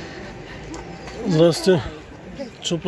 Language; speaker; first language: Russian; non-native, local second language; Kyrgyz